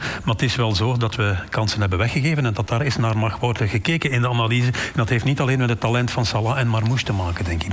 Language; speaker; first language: Dutch; native; Dutch